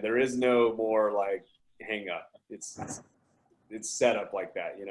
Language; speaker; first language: English; native; English